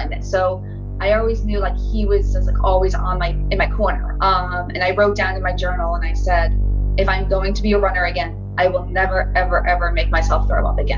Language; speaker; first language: English; native; English